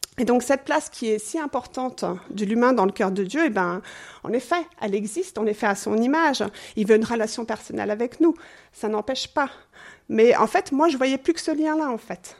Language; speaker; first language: French; non-native, fluent; English